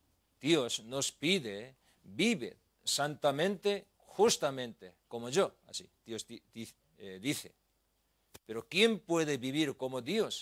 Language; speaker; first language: Spanish; non-native, learner; Korean